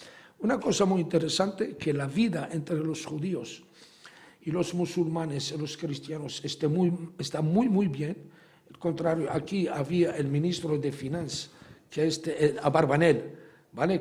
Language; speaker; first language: Spanish; non-native, fluent; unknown